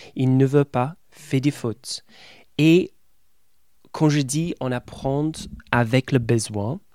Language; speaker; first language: French; non-native, fluent; English